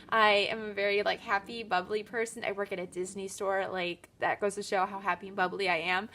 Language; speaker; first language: English; native; English